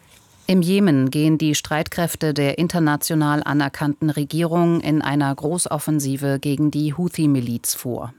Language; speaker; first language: German; native; German